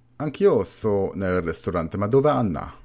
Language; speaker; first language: Italian; non-native, learner; German